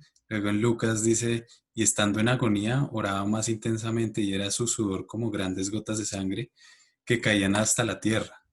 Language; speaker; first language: Spanish; native; Spanish